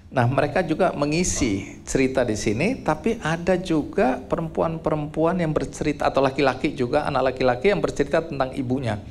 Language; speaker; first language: Indonesian; native; Indonesian